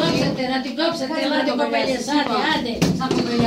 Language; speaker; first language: Greek; native; Greek